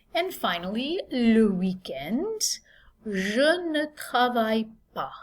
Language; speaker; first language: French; non-native, fluent; English